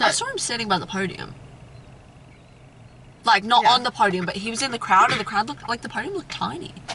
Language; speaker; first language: English; native; English